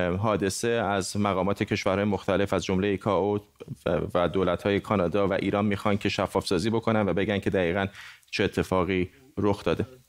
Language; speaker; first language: Persian; native; Persian